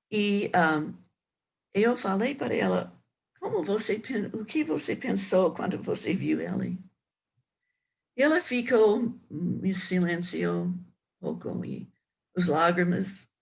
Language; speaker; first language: Portuguese; non-native, learner; English